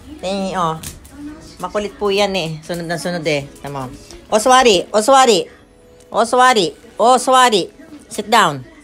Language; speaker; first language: Filipino; native; Filipino